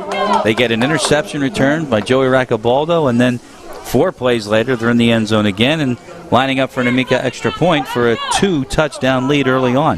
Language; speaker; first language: English; native; English